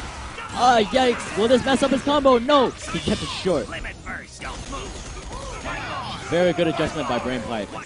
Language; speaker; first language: English; native; English